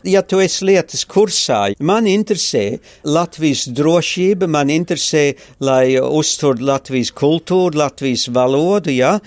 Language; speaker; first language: Latvian; early bilingual, heritage; Latvian